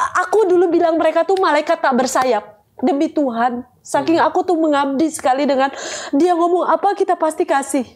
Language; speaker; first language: Indonesian; native; Indonesian